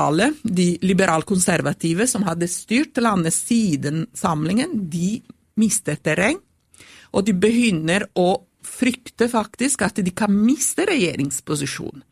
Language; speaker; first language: Norwegian; non-native, fluent; Italian